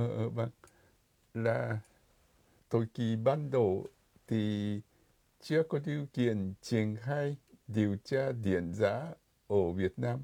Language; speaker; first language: Vietnamese; non-native, fluent; Japanese